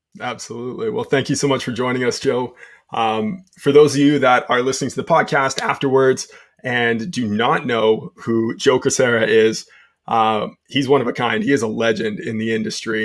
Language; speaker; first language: English; native; English